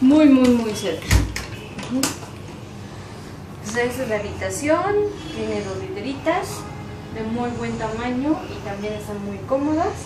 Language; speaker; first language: Spanish; native; Spanish